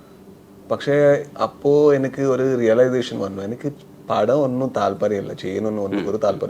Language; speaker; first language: Malayalam; non-native, local second language; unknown